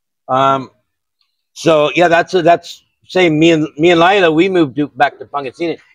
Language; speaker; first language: English; native; English